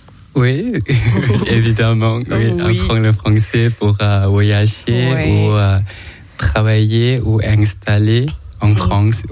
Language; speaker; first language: French; non-native, learner; Thai